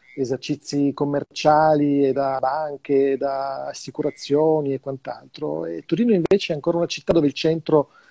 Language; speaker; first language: Italian; native; Italian